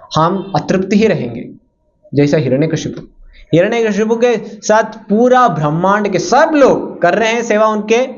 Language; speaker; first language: Hindi; non-native, local second language; Kannada